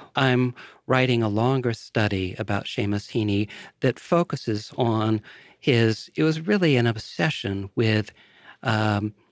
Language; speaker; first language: English; native; English